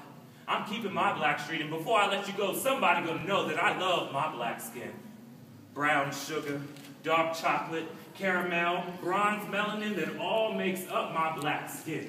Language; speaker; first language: English; native; English